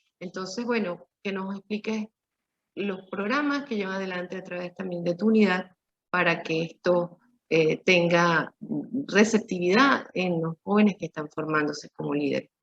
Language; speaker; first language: Spanish; native; Spanish